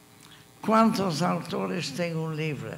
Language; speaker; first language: Portuguese; non-native, fluent; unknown